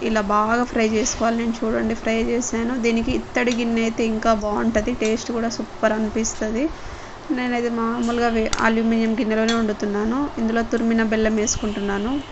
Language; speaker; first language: Telugu; non-native, local second language; Lambadi